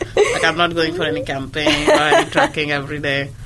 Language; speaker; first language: English; non-native, local second language; Hindi